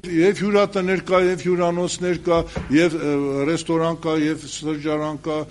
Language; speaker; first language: Armenian; native; Armenian